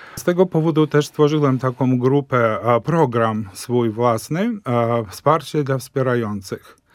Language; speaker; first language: Polish; early bilingual, heritage; Polish